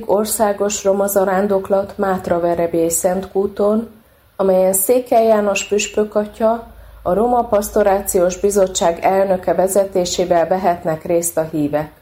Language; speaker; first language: Hungarian; native; Hungarian